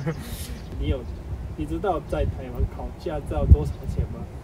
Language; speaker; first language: Chinese; non-native, fluent; Japanese